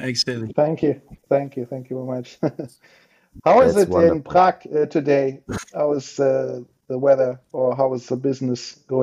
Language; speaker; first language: English; non-native, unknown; German